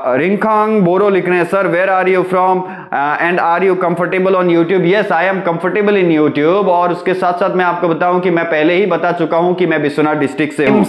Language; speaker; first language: Hindi; non-native, local second language; Nepali